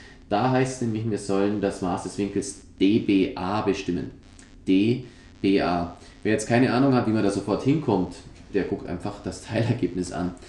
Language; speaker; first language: German; native; German